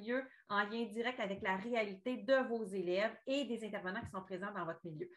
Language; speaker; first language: French; native; French